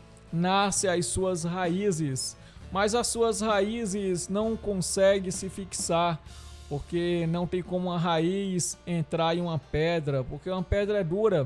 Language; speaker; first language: Portuguese; native; Portuguese